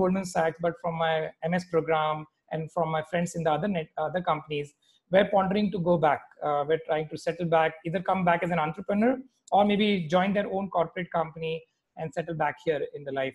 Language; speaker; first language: English; non-native, local second language; Hindi